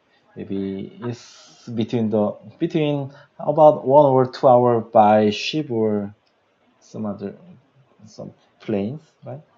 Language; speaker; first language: English; non-native, learner; Korean